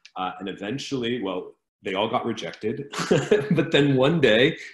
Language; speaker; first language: English; native; English